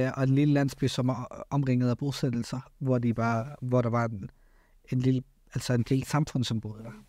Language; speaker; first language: Danish; early bilingual, other home language; Arabic